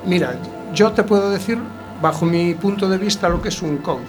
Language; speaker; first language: Spanish; native; Spanish